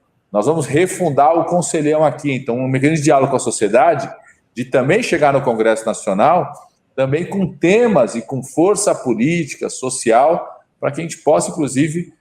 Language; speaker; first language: Portuguese; native; Portuguese